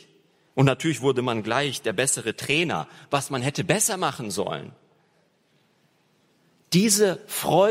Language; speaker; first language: German; native; German